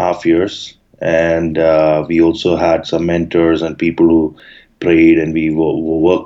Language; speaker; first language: English; non-native, local second language; Malayalam